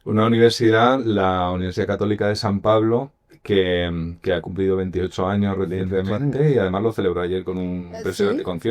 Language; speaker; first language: Spanish; native; Spanish